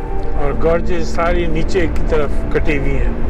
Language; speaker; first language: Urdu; non-native, local second language; Punjabi